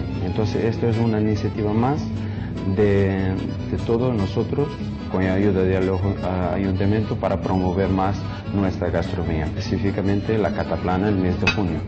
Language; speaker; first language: Spanish; non-native, fluent; Portuguese